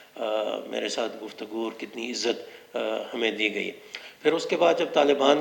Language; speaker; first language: Urdu; native; Urdu